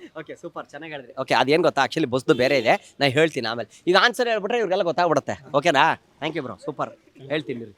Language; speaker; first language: Kannada; native; Kannada